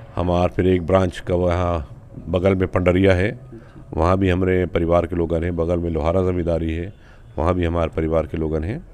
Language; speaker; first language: Hindi; native; Hindi